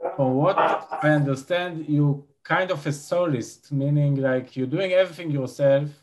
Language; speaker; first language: English; non-native, fluent; Hebrew